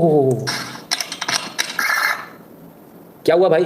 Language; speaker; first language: Hindi; native; Hindi